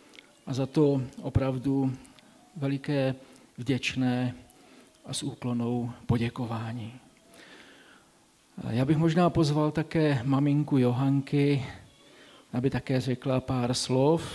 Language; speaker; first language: Czech; native; Czech